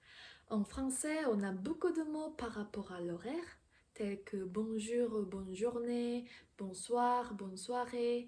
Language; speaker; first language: French; non-native, fluent; Korean